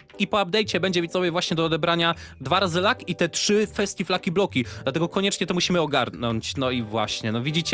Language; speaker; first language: Polish; native; Polish